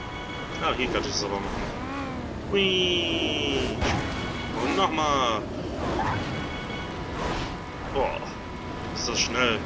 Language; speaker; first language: German; native; German